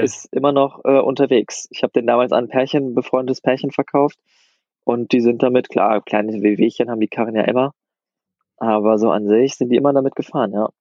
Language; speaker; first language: German; native; German